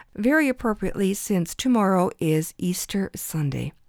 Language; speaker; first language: English; early bilingual, other home language; Ukrainian